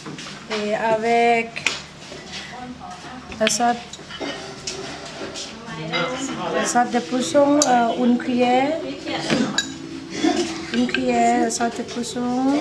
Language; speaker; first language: French; non-native, learner; Thai